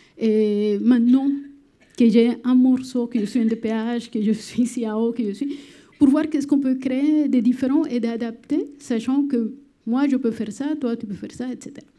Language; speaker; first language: French; non-native, fluent; Spanish